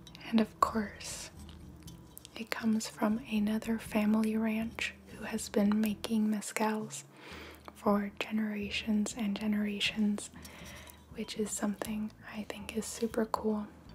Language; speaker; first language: English; native; English